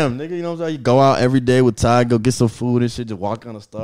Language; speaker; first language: English; native; English